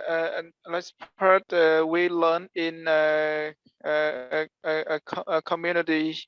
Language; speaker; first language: English; non-native, learner; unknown